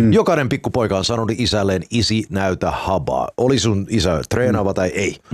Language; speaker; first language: Finnish; early bilingual, heritage; Finnish